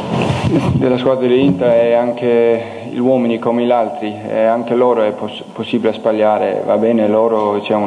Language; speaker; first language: Italian; non-native, learner; Danish